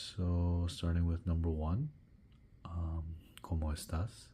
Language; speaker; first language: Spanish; non-native, learner; English